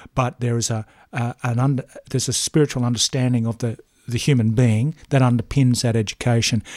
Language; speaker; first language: English; native; English